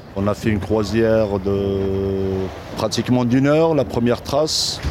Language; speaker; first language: French; non-native, fluent; German